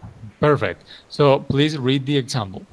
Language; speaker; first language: English; non-native, fluent; Spanish